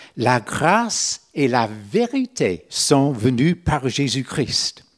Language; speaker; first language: French; non-native, fluent; English